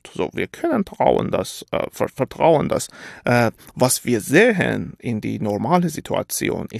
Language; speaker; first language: German; non-native, fluent; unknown